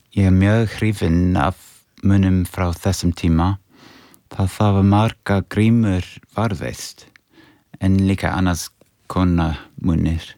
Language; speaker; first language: Icelandic; non-native, fluent; English